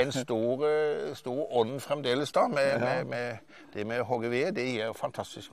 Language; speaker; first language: Norwegian; native; Norwegian